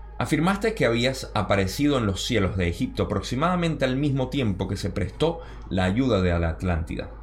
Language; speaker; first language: Spanish; early bilingual, heritage; Spanish